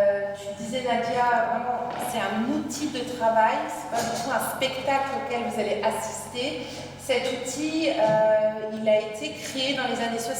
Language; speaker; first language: French; native; French